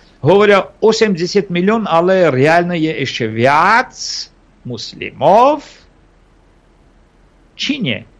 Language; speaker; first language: Ukrainian; non-native, learner; Armenian